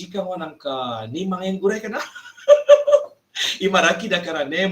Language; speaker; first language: Japanese; non-native, fluent; Malay